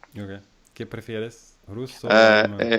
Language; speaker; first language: Spanish; non-native, fluent; German